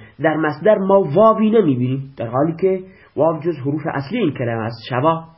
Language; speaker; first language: Persian; non-native, local second language; Baluchi